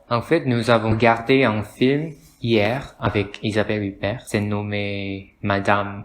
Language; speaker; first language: French; non-native, learner; Korean